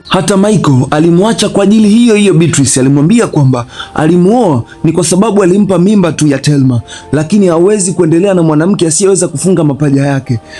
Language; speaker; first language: Swahili; native; Swahili